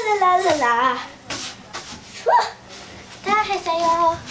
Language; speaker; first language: Korean; non-native, learner; English